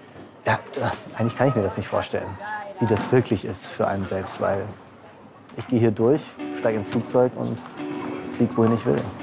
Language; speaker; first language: German; native; German